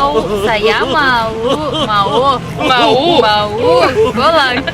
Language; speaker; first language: Indonesian; non-native, learner; Russian